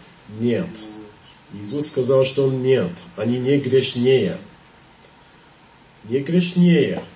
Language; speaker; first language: Russian; non-native, fluent; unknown